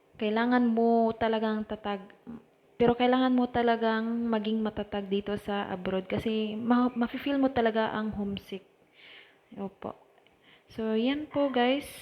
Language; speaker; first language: Filipino; non-native, local second language; Cebuano